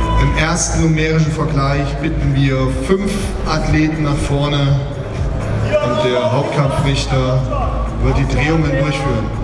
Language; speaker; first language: German; native; German